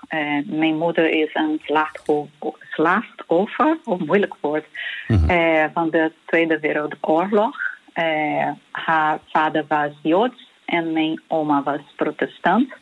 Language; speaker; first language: Dutch; non-native, learner; Portuguese